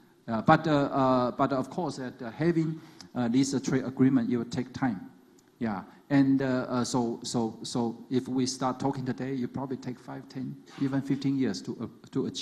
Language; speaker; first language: English; non-native, fluent; Chinese